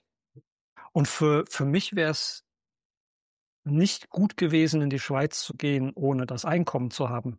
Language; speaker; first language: German; native; German